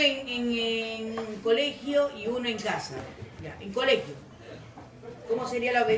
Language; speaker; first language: Spanish; native; Spanish